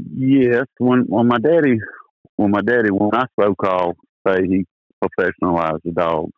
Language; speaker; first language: English; native; English